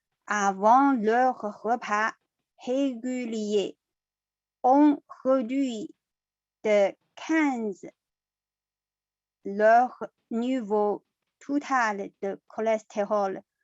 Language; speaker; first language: French; non-native, learner; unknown